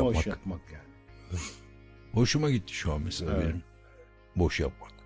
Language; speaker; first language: Turkish; native; Turkish